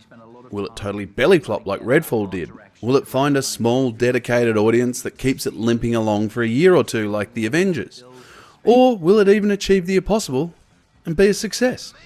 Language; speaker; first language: English; native; English